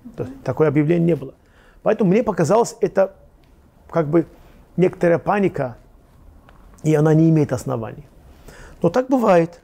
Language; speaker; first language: Russian; non-native, local second language; Azerbaijani